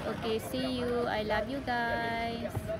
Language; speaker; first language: English; non-native, local second language; Filipino